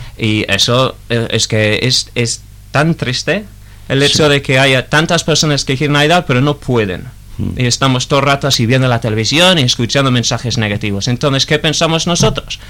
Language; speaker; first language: Spanish; non-native, fluent; English